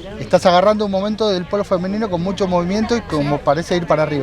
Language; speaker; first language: Spanish; native; Spanish